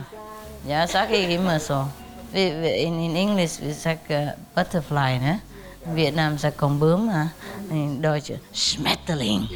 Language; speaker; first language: German; non-native, learner; Vietnamese